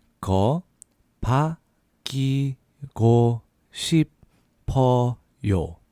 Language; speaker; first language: Korean; non-native, fluent; English